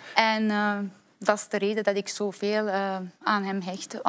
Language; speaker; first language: Dutch; non-native, fluent; Persian